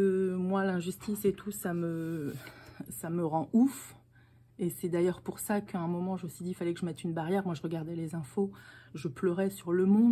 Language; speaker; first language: French; native; French